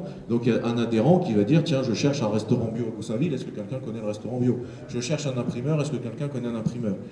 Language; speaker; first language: French; native; French